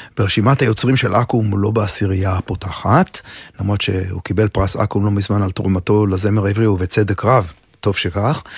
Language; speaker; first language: Hebrew; native; Hebrew